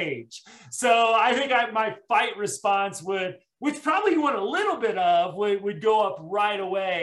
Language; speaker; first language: English; native; English